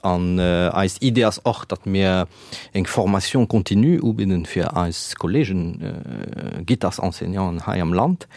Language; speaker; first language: Luxembourgish; non-native, fluent; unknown